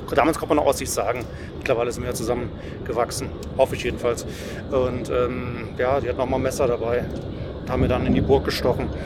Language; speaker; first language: German; native; German